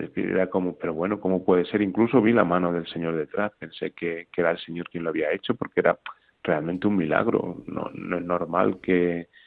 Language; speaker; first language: Spanish; native; Spanish